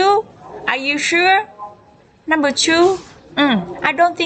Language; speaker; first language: English; non-native, learner; Vietnamese